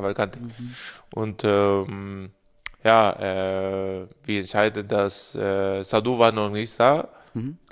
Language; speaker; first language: German; non-native, learner; Spanish